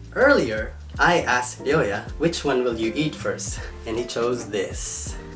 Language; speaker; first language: English; non-native, local second language; Filipino